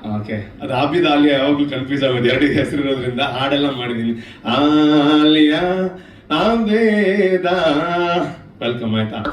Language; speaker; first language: Kannada; non-native, local second language; Tulu